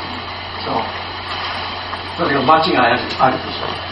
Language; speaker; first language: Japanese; non-native, learner; English